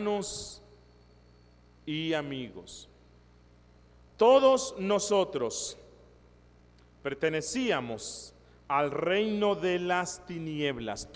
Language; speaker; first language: Spanish; native; Spanish